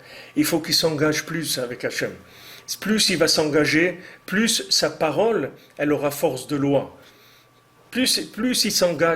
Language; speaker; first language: French; native; French